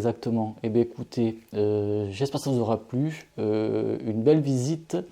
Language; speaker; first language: French; native; French